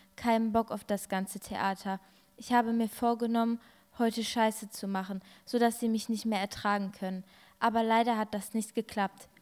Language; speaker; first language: German; early bilingual, other home language; Turkish